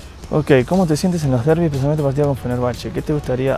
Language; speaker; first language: Spanish; native; Spanish